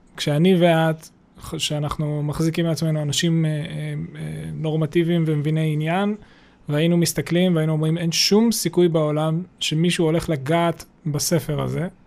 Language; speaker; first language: Hebrew; native; Hebrew